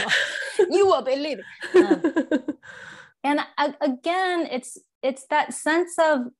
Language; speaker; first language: English; non-native, fluent; Chinese